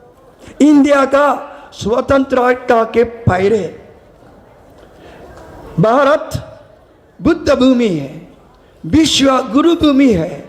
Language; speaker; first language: Hindi; non-native, learner; Japanese